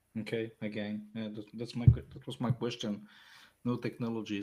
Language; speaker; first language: English; non-native, learner; French